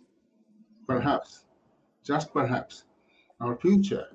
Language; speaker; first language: English; non-native, local second language; Bangla